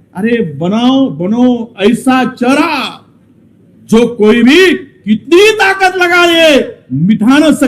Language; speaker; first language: Hindi; non-native, local second language; Marathi